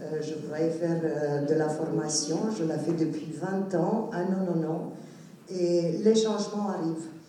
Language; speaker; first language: French; non-native, fluent; Romanian